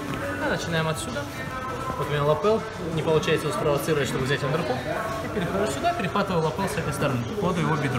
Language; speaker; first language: Russian; native; Russian